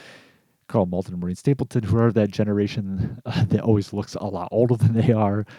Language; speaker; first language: English; native; English